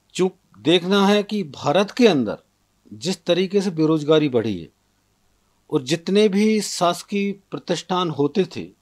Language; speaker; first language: Hindi; native; Hindi